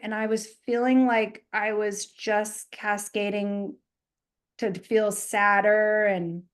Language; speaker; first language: English; native; English